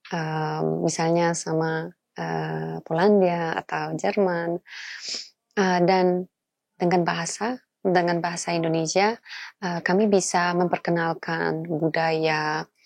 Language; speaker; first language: Indonesian; non-native, fluent; Polish